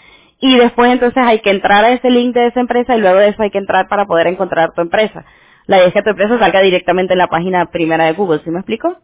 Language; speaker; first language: Spanish; non-native, fluent; English